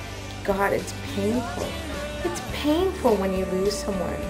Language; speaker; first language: English; native; English